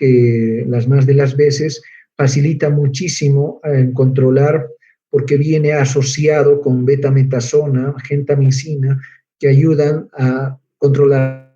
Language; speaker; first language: Spanish; native; Spanish